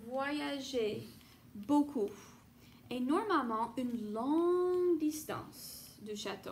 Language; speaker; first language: French; non-native, fluent; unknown